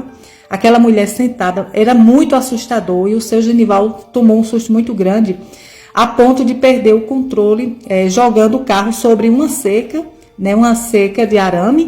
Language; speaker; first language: Portuguese; native; Portuguese